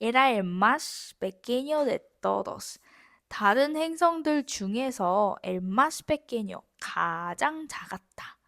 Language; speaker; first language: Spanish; non-native, fluent; Korean